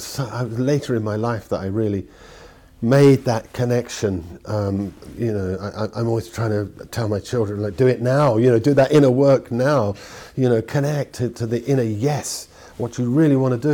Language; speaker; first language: English; native; English